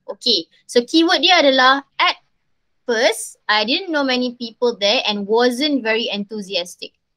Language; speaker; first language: English; non-native, local second language; Malay